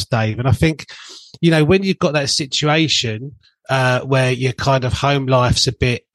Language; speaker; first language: English; native; English